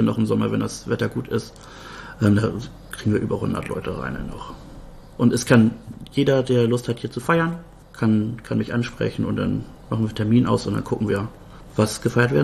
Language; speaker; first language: German; native; German